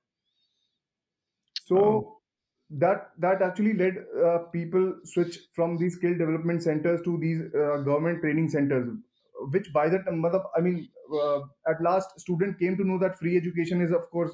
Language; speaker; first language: English; non-native, local second language; Hindi